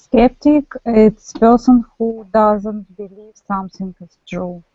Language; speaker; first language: English; non-native, learner; Russian